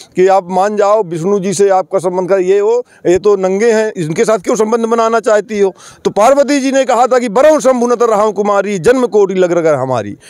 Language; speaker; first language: Hindi; native; Hindi